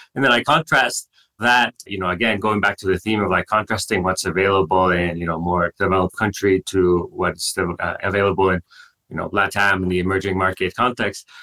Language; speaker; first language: English; non-native, fluent; Spanish